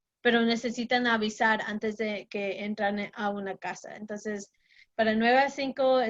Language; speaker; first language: Spanish; non-native, fluent; English